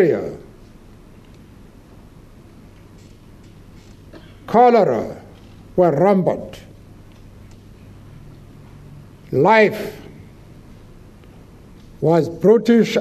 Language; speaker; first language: English; non-native, local second language; Xhosa